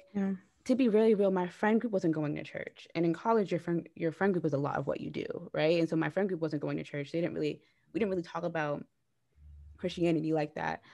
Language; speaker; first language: English; native; English